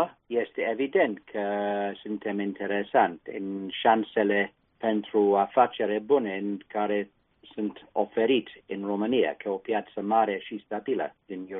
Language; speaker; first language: Romanian; non-native, fluent; English